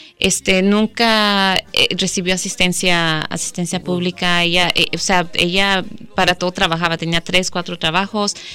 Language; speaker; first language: Spanish; early bilingual, heritage; Spanish